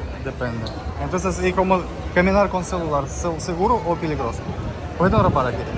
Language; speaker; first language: Spanish; non-native, learner; Russian